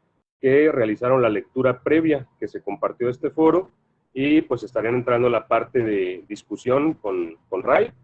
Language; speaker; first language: Spanish; native; Spanish